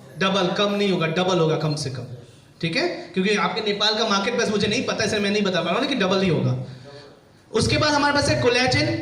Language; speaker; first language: Hindi; native; Hindi